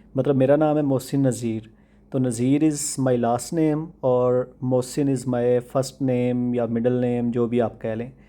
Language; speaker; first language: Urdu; non-native, local second language; Punjabi